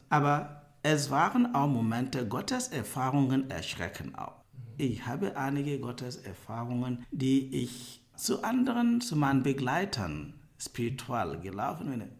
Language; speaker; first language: German; non-native, fluent; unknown